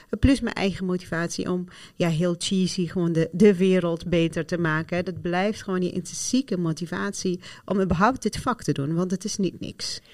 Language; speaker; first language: Dutch; non-native, fluent; Arabic